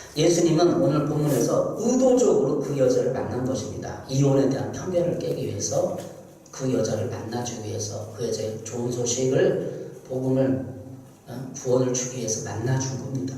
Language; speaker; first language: Korean; native; Korean